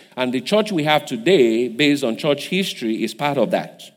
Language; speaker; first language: English; non-native, local second language; Yoruba